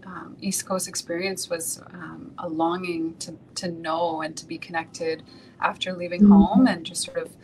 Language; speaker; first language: English; native; English